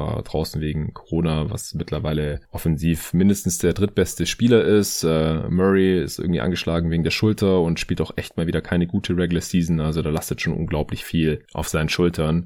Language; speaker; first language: German; native; German